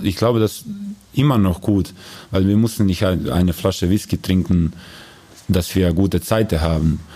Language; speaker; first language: German; non-native, learner; Croatian